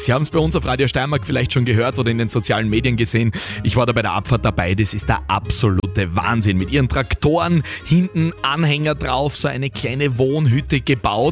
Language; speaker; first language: German; native; German